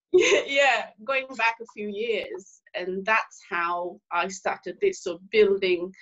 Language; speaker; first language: English; non-native, local second language; Swahili